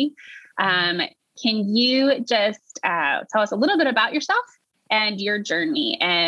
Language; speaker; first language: English; native; English